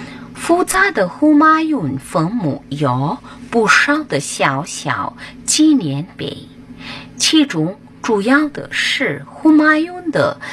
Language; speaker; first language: Chinese; non-native, fluent; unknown